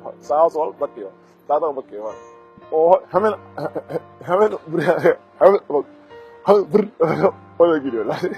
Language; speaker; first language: Turkish; non-native, learner; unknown